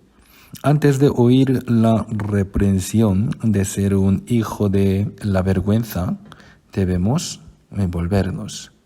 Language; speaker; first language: Spanish; non-native, fluent; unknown